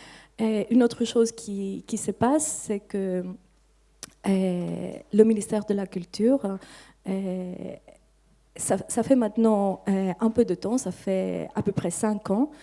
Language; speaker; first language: French; non-native, fluent; Greek